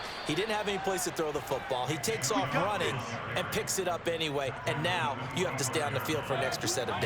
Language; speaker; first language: English; native; English